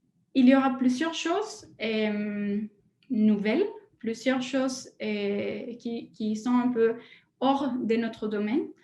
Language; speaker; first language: French; non-native, fluent; Spanish